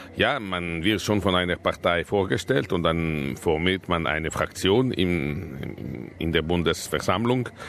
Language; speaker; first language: German; non-native, local second language; Italian